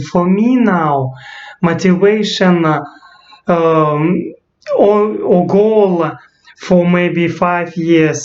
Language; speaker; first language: English; non-native, learner; Russian